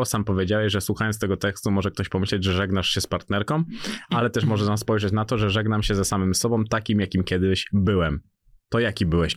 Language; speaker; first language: Polish; native; Polish